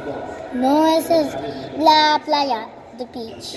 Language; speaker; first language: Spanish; early bilingual, heritage; Spanish